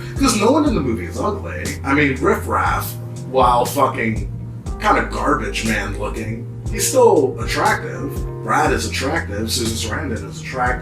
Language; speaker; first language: English; native; English